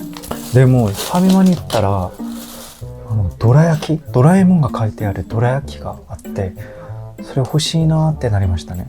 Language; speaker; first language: Japanese; non-native, fluent; Korean